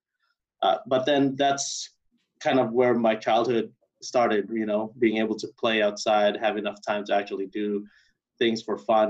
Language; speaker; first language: English; early bilingual, other home language; Cebuano